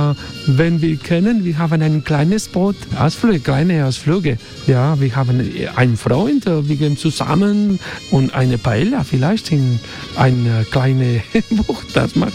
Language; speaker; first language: German; non-native, learner; Spanish